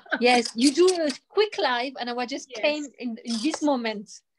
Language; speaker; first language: English; early bilingual, other home language; Arabic